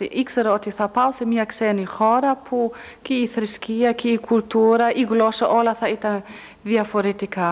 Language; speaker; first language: Greek; non-native, fluent; German